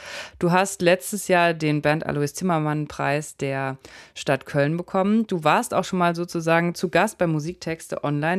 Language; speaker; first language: German; native; German